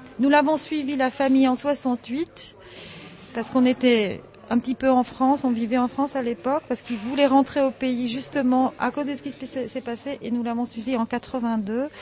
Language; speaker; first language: French; early bilingual, heritage; French